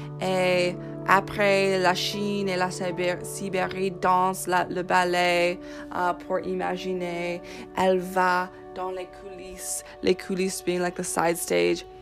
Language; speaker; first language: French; non-native, fluent; English